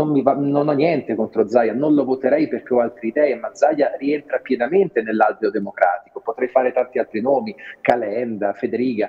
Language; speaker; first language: Italian; native; Italian